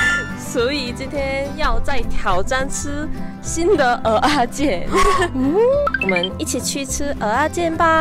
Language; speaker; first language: Chinese; non-native, learner; Korean